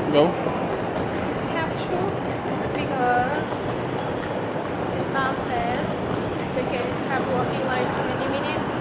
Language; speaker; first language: English; non-native, learner; Thai